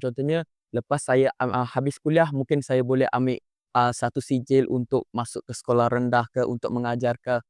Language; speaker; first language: Malay; native; Malay